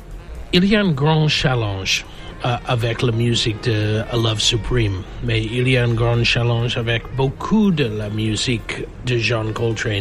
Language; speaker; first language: French; non-native, fluent; English